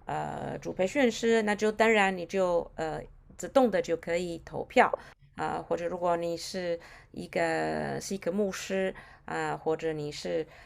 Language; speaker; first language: Chinese; non-native, fluent; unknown